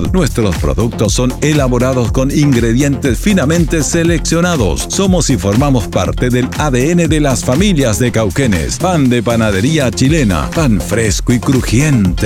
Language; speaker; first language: Spanish; native; Spanish